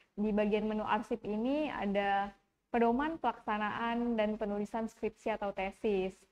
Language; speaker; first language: Indonesian; native; Indonesian